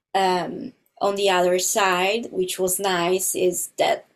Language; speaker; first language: English; non-native, fluent; Italian